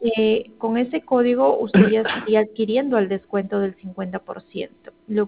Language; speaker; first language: Spanish; native; Spanish